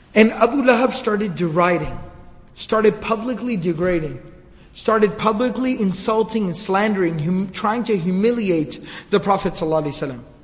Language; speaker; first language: English; native; English